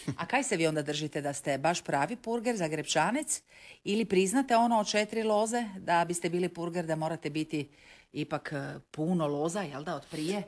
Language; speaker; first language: Croatian; native; Croatian